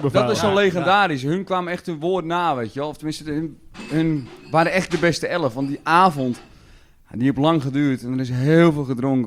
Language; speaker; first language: Dutch; native; Dutch